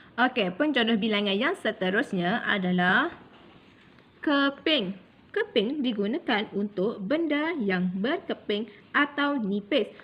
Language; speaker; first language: Malay; native; Malay